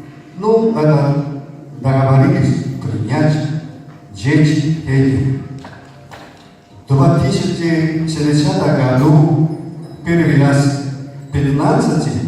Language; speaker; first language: Russian; non-native, learner; Japanese